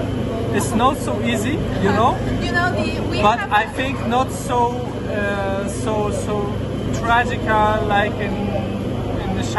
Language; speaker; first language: English; non-native, learner; Polish